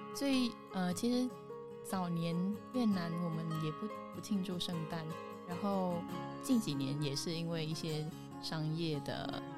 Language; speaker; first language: Chinese; non-native, fluent; Vietnamese